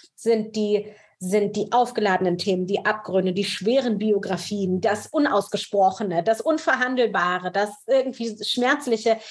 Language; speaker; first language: German; native; German